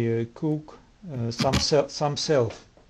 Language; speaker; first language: English; non-native, learner; Russian